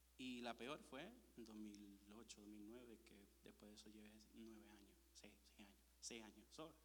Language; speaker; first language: Spanish; early bilingual, heritage; Spanish